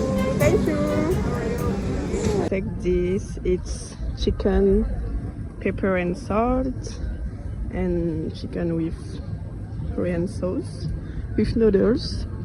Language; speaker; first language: English; non-native, learner; French